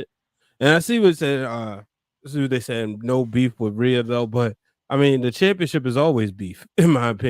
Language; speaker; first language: English; native; English